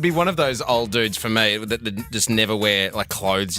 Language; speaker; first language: English; native; English